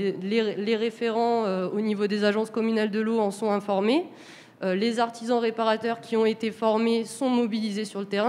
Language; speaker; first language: French; native; French